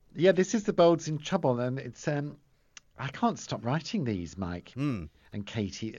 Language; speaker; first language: English; native; English